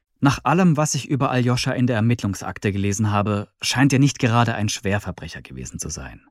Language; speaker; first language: German; native; German